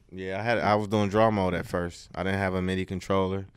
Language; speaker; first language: English; native; English